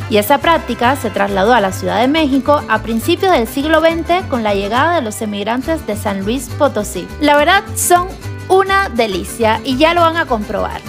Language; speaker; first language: Spanish; native; Spanish